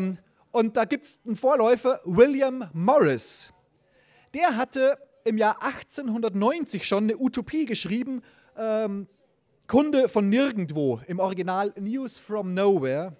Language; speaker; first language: German; native; German